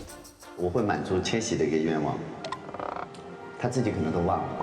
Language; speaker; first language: Chinese; native; Chinese